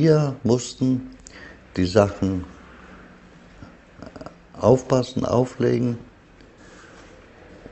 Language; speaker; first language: German; non-native, fluent; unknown